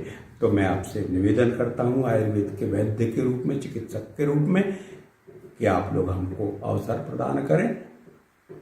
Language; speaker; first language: Hindi; native; Hindi